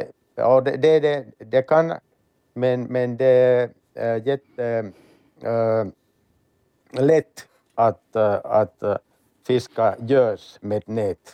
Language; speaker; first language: Swedish; non-native, learner; Finnish